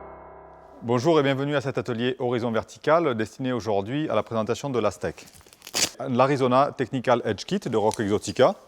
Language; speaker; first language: French; native; French